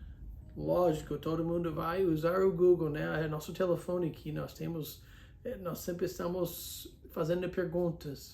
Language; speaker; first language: Portuguese; non-native, fluent; English